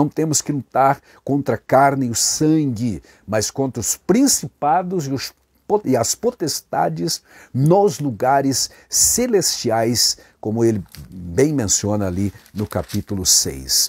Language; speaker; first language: Portuguese; native; Portuguese